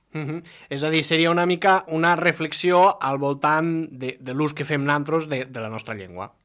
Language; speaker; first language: Catalan; native; Catalan